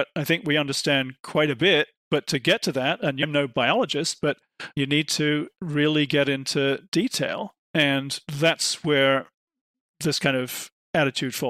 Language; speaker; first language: English; native; English